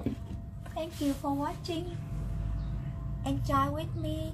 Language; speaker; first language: English; non-native, learner; Vietnamese